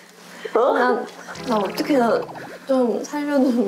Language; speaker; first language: Korean; non-native, fluent; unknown